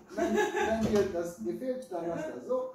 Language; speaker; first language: German; non-native, fluent; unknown